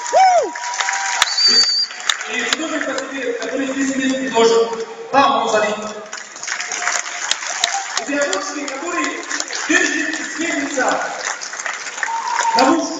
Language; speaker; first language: Russian; non-native, learner; Arabic